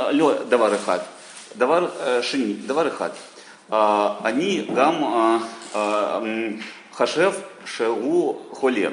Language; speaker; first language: Hebrew; non-native, learner; Russian